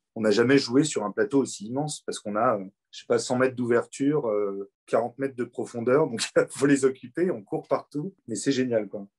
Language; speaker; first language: French; native; French